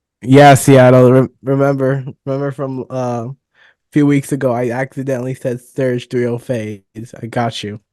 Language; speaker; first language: English; native; English